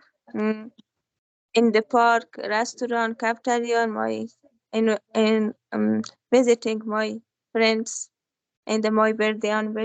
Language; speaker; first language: English; non-native, learner; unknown